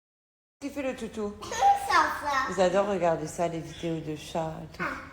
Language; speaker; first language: French; native; French